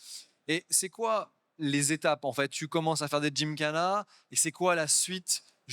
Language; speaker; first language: French; native; French